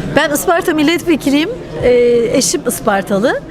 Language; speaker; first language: Turkish; native; Turkish